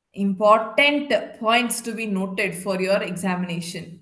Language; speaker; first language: English; non-native, local second language; Kannada